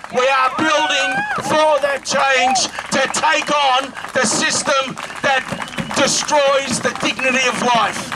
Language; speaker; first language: English; native; English